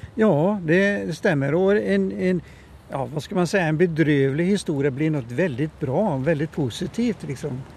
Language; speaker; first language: Swedish; native; Swedish